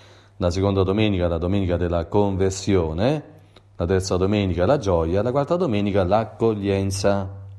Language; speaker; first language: Italian; native; Italian